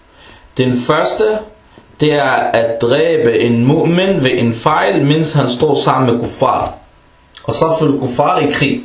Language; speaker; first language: Danish; early bilingual, other home language; Arabic